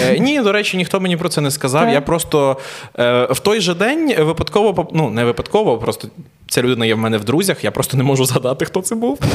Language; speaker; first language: Ukrainian; native; Ukrainian